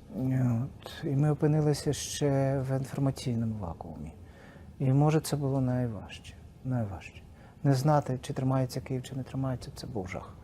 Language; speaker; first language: Ukrainian; non-native, local second language; Russian